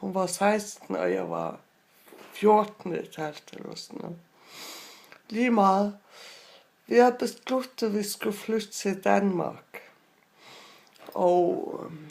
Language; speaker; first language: Danish; non-native, local second language; Faroese